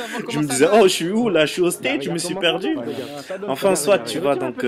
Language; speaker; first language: French; native; French